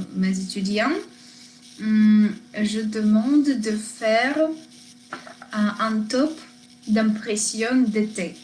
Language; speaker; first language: French; non-native, fluent; Russian